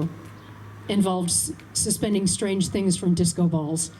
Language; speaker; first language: English; native; English